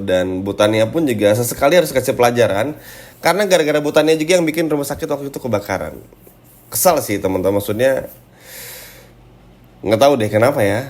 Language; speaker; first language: Indonesian; native; Indonesian